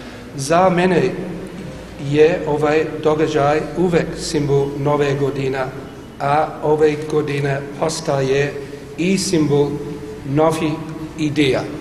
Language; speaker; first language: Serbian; non-native, learner; English